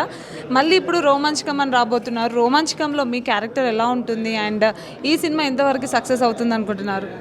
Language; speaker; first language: Telugu; native; Telugu